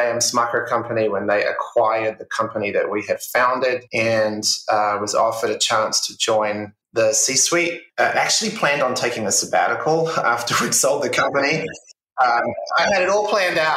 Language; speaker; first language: English; native; English